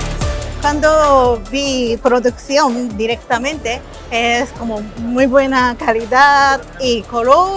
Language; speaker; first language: Spanish; non-native, learner; Japanese